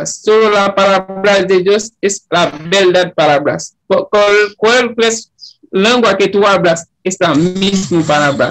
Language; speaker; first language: Spanish; non-native, learner; Haitian Creole